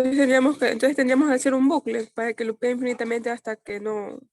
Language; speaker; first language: Spanish; native; Spanish